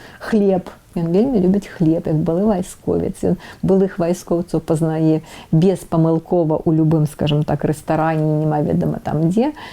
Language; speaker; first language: Belarusian; non-native, local second language; Russian